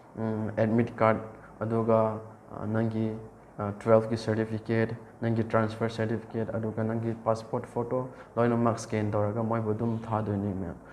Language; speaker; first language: Manipuri; non-native, local second language; Rongmei Naga